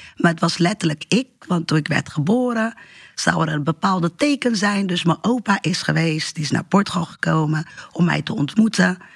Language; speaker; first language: Dutch; early bilingual, other home language; Portuguese